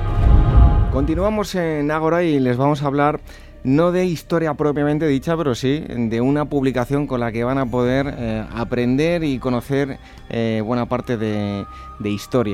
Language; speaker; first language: Spanish; native; Spanish